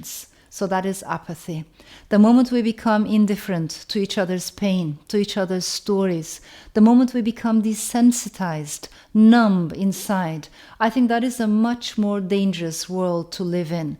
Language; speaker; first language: English; non-native, fluent; Turkish